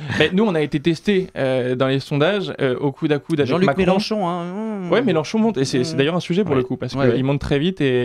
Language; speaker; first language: French; native; French